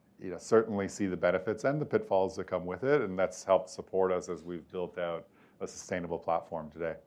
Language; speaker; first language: English; native; English